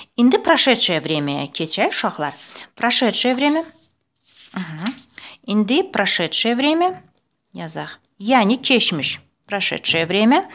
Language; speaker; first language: Russian; non-native, local second language; Azerbaijani